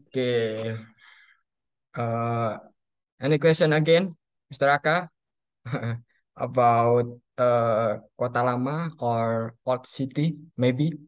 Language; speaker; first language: English; non-native, learner; Indonesian